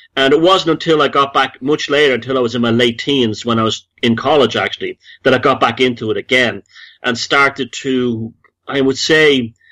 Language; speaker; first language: English; native; English